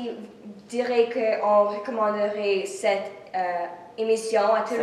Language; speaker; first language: French; non-native, local second language; English